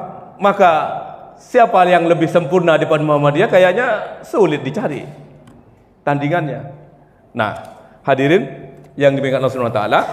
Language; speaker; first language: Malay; non-native, local second language; Javanese